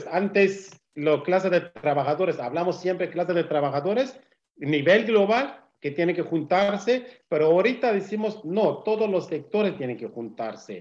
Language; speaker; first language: Spanish; non-native, learner; Kurdish